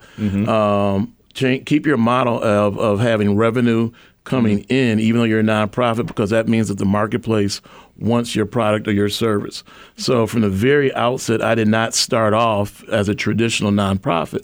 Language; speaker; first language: English; native; English